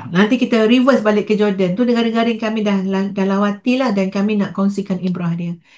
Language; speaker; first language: Malay; native; Malay